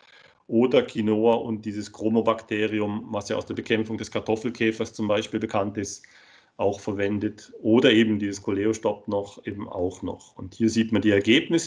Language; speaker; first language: German; native; German